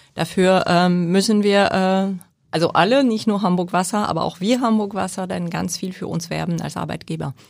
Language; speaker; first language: German; non-native, fluent; French